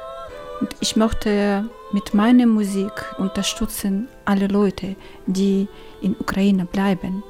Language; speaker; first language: German; non-native, learner; Ukrainian